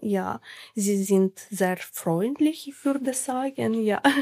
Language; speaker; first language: German; non-native, learner; Ukrainian